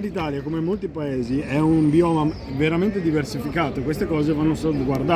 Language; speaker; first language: Italian; native; Italian